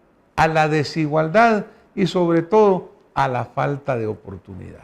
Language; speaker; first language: Spanish; native; Spanish